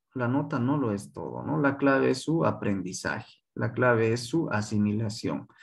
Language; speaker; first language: Spanish; non-native, local second language; Quechua